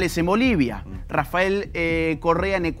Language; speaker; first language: Spanish; native; Spanish